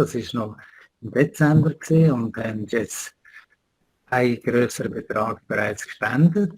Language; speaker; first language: German; native; German